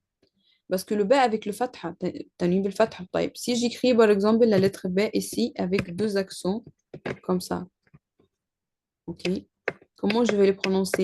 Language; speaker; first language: French; non-native, learner; Arabic